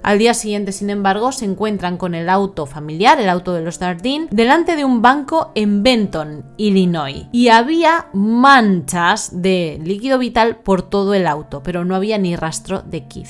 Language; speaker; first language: Spanish; native; Spanish